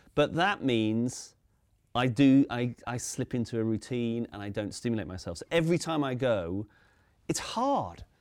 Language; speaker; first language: English; native; English